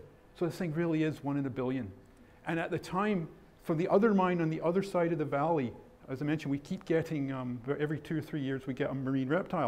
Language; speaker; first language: English; native; English